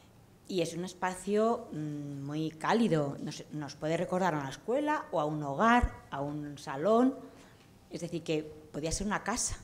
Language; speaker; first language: Spanish; native; Spanish